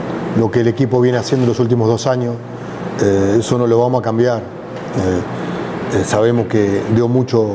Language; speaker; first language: Portuguese; non-native, learner; Spanish